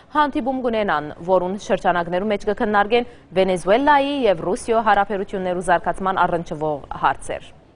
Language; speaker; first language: Armenian; early bilingual, heritage; Armenian